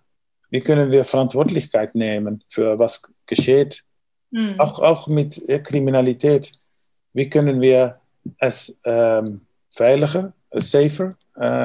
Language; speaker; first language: German; non-native, learner; Dutch